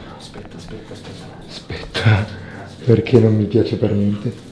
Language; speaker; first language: Italian; native; Italian